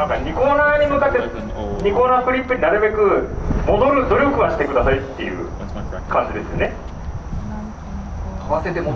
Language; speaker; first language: Japanese; native; Japanese